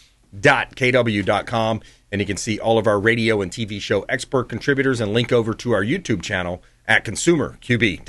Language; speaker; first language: English; native; English